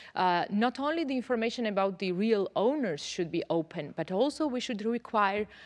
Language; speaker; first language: English; non-native, fluent; Georgian